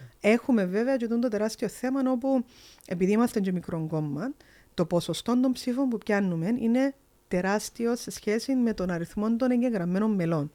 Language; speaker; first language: Greek; early bilingual, heritage; Greek